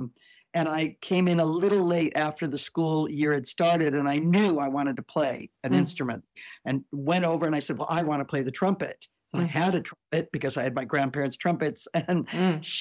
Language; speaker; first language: English; native; English